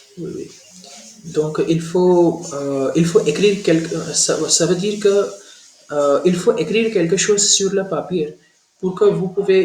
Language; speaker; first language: French; non-native, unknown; Hindi